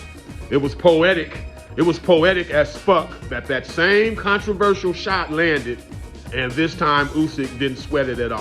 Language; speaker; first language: English; native; English